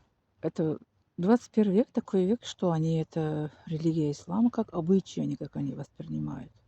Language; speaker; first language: Russian; non-native, learner; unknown